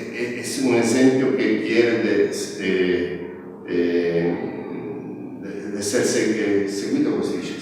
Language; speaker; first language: Spanish; non-native, learner; Italian